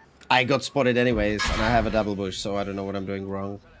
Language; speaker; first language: English; non-native, fluent; Czech